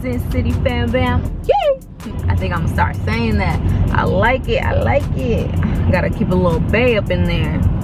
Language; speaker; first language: English; early bilingual, other home language; Spanish